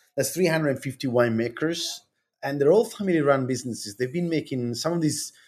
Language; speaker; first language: English; non-native, fluent; Italian